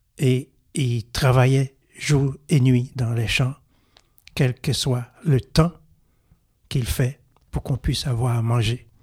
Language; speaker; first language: French; non-native, local second language; Haitian Creole